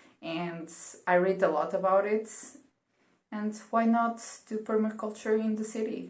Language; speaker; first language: English; non-native, fluent; Portuguese